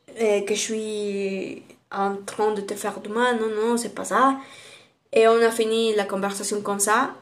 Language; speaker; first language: French; non-native, learner; Spanish